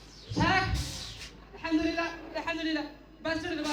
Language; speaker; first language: English; non-native, learner; Bangla